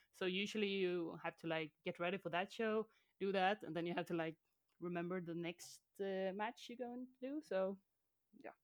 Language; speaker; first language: English; non-native, fluent; Swedish